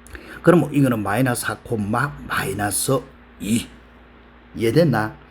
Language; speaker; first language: Korean; native; Korean